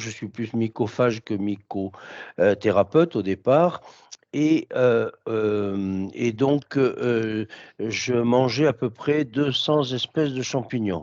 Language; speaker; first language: French; native; French